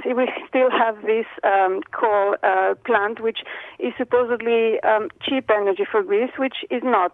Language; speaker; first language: English; non-native, fluent; Greek